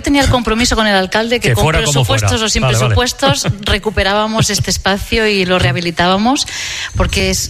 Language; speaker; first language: Spanish; non-native, local second language; Catalan